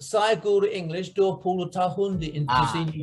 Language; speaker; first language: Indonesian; non-native, learner; English